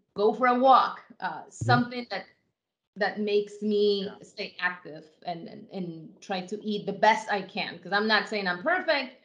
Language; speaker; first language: English; non-native, fluent; Spanish